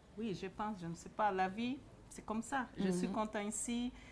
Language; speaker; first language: French; non-native, learner; Portuguese